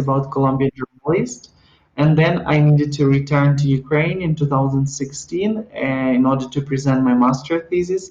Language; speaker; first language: English; non-native, fluent; Ukrainian